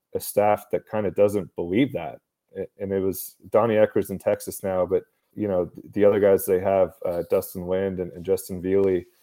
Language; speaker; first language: English; native; English